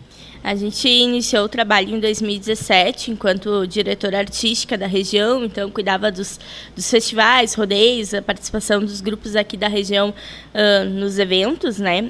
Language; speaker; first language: Portuguese; native; Portuguese